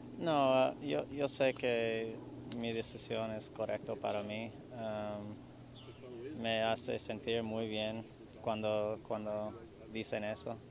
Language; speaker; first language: Spanish; non-native, fluent; English